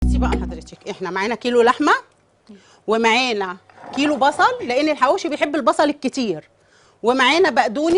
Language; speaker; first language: Arabic; native; Arabic